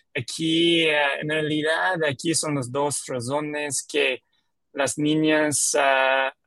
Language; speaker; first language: Spanish; non-native, learner; English